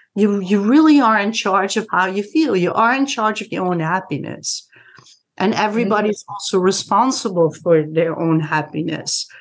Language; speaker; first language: English; non-native, fluent; Dutch